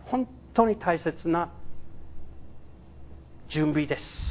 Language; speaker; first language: Japanese; non-native, fluent; English